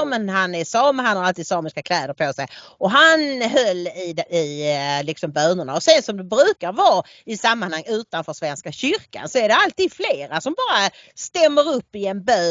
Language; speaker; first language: Swedish; native; Swedish